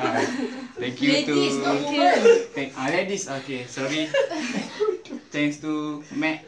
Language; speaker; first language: English; non-native, learner; Malay